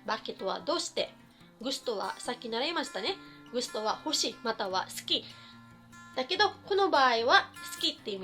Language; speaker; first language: Japanese; non-native, fluent; Filipino